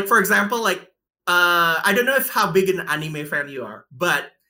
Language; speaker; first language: English; non-native, fluent; Indonesian